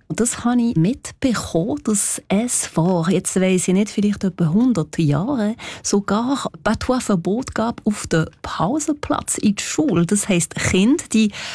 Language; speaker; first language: German; non-native, local second language; French